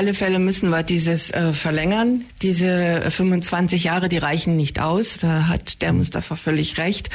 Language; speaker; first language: German; native; German